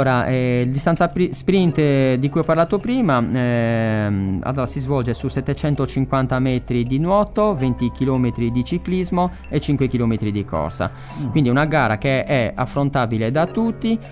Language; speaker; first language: Italian; native; Italian